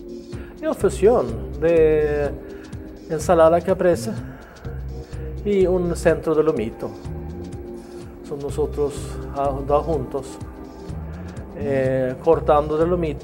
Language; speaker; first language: Spanish; non-native, learner; Swedish